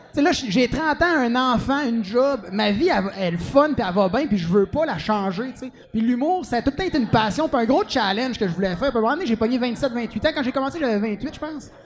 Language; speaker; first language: French; native; French